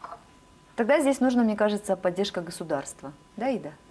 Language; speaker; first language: Russian; native; Russian